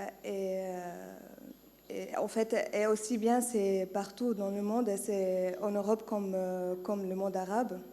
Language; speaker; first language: French; non-native, learner; Arabic